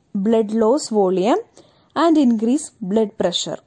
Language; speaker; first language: English; non-native, local second language; Malayalam